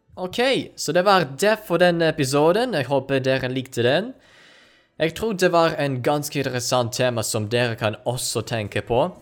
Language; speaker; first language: Norwegian; non-native, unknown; Ukrainian